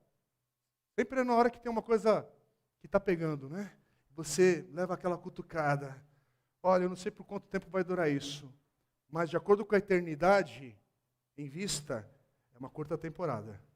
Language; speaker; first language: Portuguese; native; Portuguese